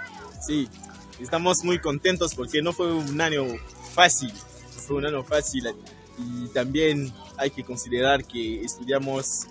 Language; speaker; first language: Spanish; non-native, fluent; French